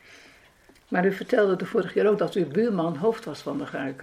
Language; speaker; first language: Dutch; native; Dutch